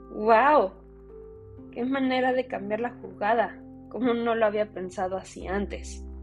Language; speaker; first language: Spanish; early bilingual, heritage; Spanish